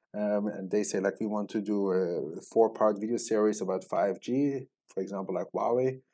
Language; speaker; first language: English; non-native, fluent; Swiss German